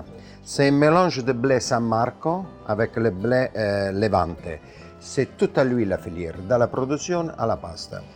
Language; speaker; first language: French; non-native, fluent; Italian